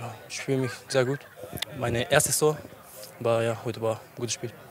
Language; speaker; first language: German; non-native, learner; Japanese